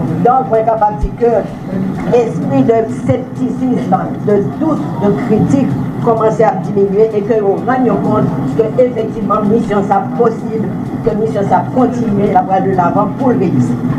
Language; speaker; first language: French; non-native, fluent; Swahili